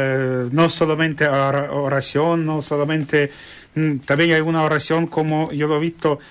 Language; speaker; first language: Spanish; non-native, learner; Ukrainian